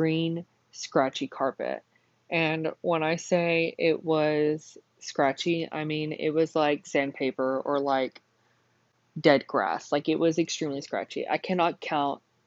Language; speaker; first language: English; native; English